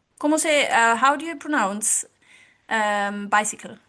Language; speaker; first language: English; non-native, fluent; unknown